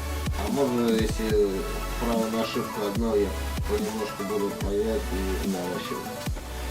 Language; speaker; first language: Russian; native; Russian